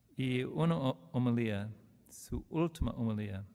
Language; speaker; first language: Spanish; non-native, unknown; English